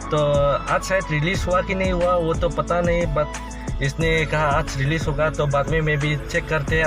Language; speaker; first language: Hindi; non-native, learner; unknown